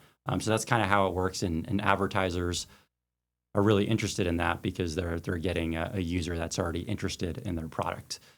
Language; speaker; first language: English; native; English